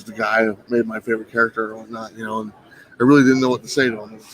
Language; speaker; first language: English; native; English